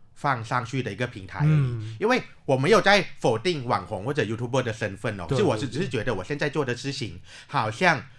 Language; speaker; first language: Chinese; non-native, fluent; Thai